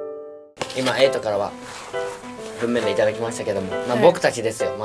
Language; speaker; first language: Japanese; native; Japanese